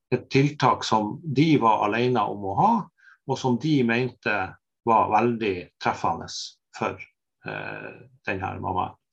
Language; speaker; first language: Norwegian; native; Norwegian